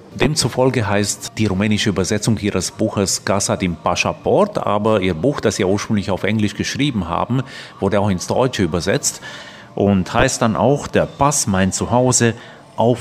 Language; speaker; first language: German; native; German